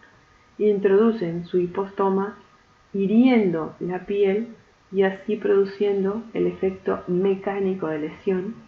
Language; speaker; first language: Spanish; native; Spanish